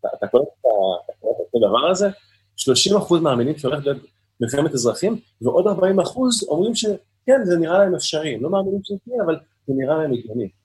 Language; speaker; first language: Hebrew; native; Hebrew